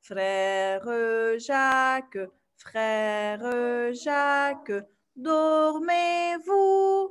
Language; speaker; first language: French; non-native, fluent; Arabic